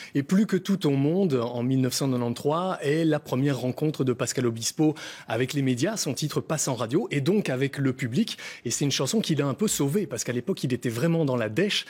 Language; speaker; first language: French; native; French